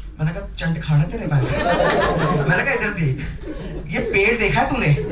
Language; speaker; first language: Hindi; non-native, local second language; Bangla